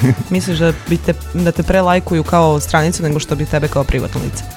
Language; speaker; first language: Serbian; native; Serbian